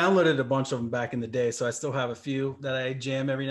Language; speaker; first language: English; native; English